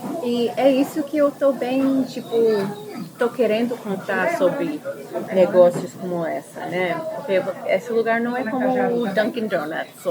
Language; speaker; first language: Portuguese; early bilingual, heritage; Portuguese